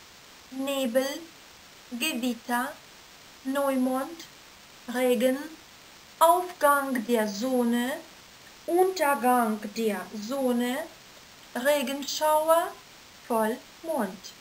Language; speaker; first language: German; non-native, fluent; Russian